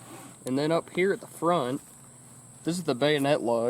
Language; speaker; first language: English; native; English